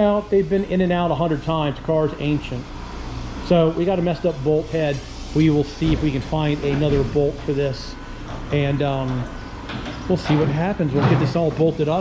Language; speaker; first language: English; native; English